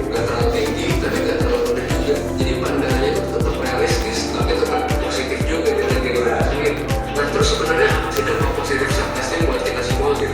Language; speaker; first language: Indonesian; native; Indonesian